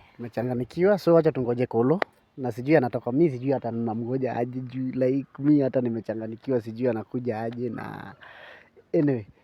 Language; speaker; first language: Swahili; native; Swahili